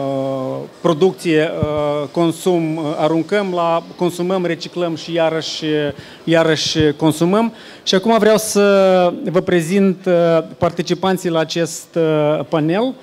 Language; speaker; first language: Romanian; native; Romanian